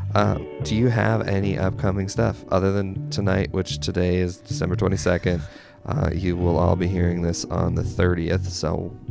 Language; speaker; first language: English; native; English